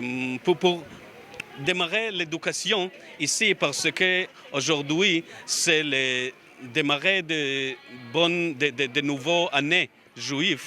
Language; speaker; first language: French; non-native, learner; Hebrew